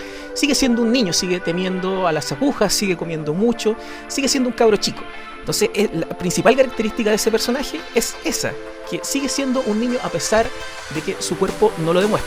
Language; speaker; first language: Spanish; native; Spanish